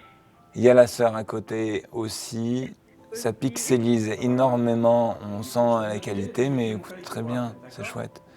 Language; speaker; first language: French; native; French